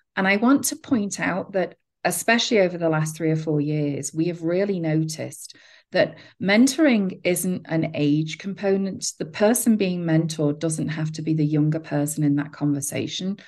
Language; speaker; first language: English; native; English